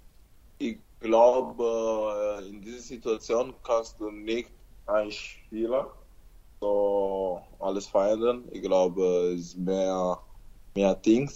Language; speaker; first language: German; non-native, learner; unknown